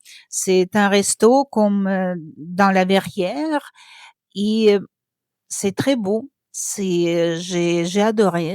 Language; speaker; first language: French; non-native, fluent; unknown